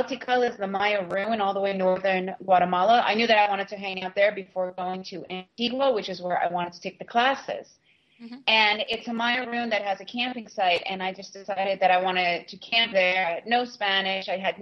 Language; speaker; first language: English; early bilingual, other home language; Russian